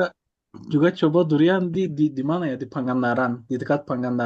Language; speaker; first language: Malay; non-native, fluent; Turkish